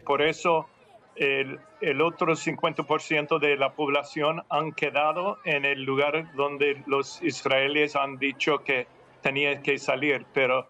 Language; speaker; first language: Spanish; non-native, fluent; English